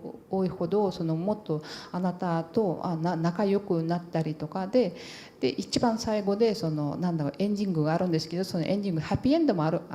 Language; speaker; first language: Japanese; non-native, fluent; Portuguese